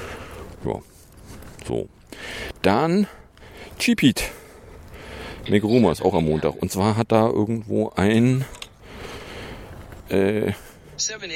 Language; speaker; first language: German; native; German